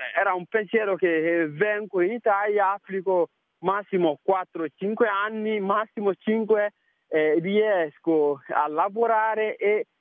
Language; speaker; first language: Italian; non-native, fluent; Bambara